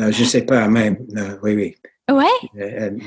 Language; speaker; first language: French; non-native, learner; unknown